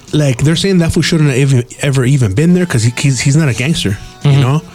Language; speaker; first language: English; early bilingual, other home language; Spanish